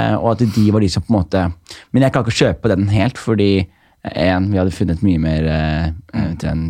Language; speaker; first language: Norwegian; early bilingual, other home language; Somali